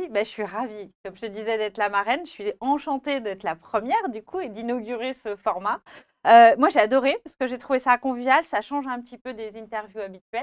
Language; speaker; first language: French; native; French